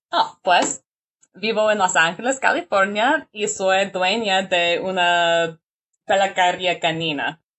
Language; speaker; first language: Spanish; non-native, learner; English